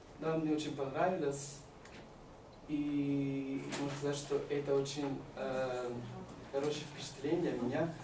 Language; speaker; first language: Russian; non-native, learner; Malagasy